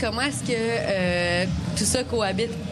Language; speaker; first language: French; native; French